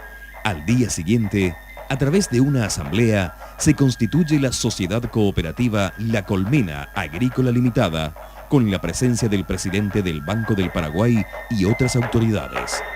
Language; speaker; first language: Spanish; native; Spanish